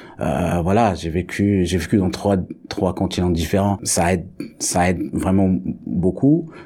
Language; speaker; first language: French; non-native, local second language; Arabic